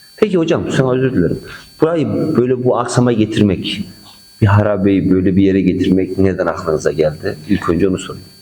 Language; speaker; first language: Turkish; native; Turkish